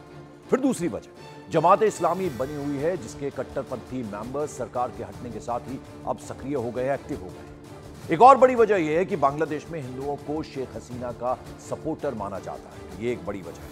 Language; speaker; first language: Hindi; native; Hindi